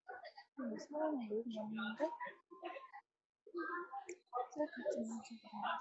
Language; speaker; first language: Chinese; non-native, learner; Korean